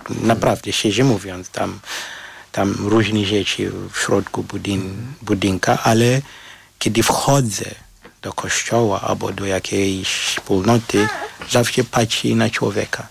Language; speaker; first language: Polish; non-native, fluent; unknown